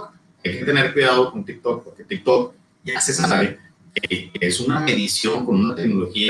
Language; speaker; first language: Spanish; native; Spanish